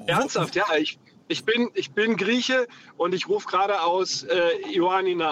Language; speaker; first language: German; non-native, fluent; Greek